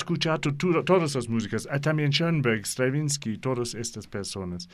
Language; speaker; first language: Spanish; non-native, learner; English